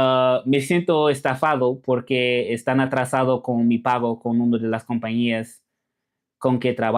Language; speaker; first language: Spanish; non-native, fluent; English